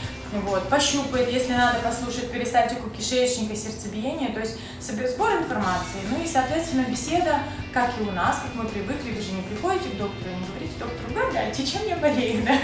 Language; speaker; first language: Russian; native; Russian